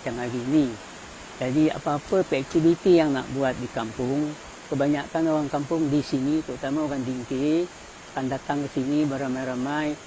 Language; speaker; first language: Malay; native; Malay